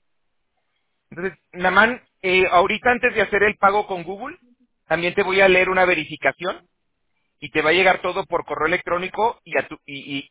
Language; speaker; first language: Spanish; native; Spanish